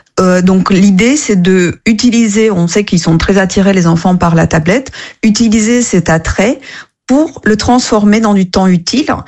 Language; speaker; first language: French; non-native, fluent; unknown